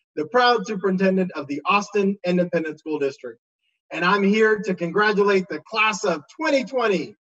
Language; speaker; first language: English; native; English